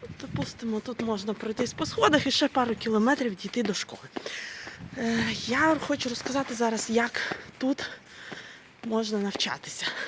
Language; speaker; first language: Ukrainian; native; Ukrainian